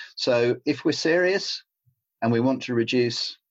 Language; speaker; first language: English; native; English